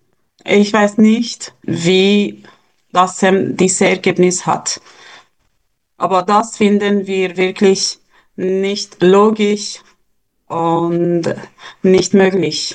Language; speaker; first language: German; non-native, fluent; Persian